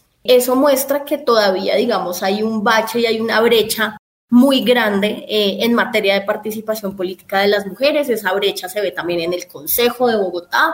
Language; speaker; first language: Spanish; native; Spanish